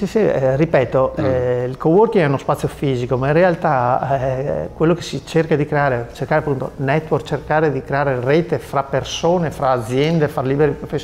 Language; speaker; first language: Italian; native; Italian